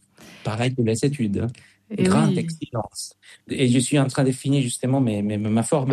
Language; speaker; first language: French; non-native, fluent; Spanish